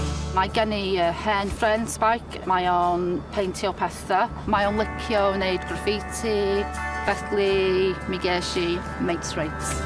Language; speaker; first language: Welsh; non-native, learner; English